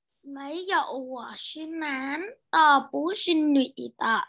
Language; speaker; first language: Chinese; non-native, learner; Vietnamese